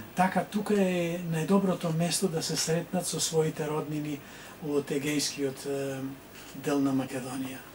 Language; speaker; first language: Macedonian; native; Macedonian